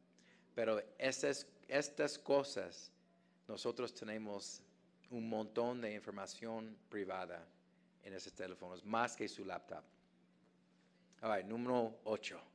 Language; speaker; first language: Spanish; non-native, fluent; English